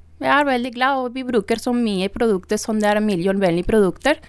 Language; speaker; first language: Norwegian; non-native, learner; Spanish